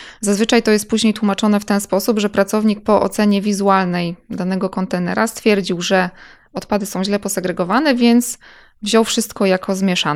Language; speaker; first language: Polish; native; Polish